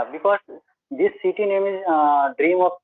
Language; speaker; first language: English; non-native, learner; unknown